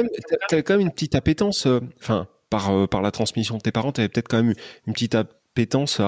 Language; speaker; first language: French; native; French